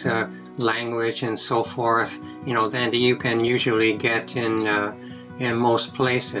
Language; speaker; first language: English; native; English